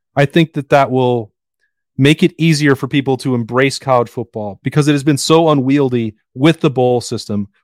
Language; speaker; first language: English; native; English